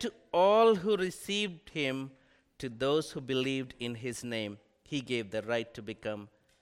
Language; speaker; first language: English; non-native, local second language; Telugu